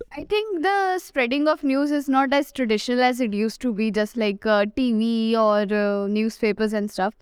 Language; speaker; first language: English; non-native, local second language; Hindi